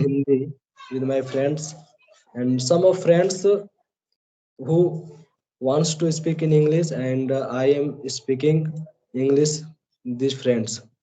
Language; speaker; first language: English; non-native, learner; Hindi